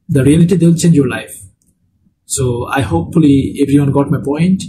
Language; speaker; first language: English; non-native, local second language; Bangla